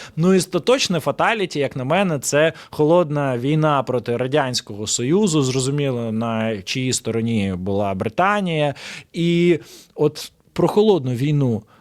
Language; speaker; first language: Ukrainian; non-native, local second language; Russian